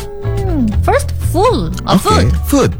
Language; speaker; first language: English; non-native, learner; Korean